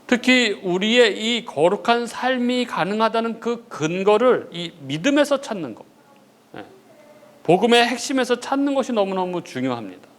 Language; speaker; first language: Korean; native; Korean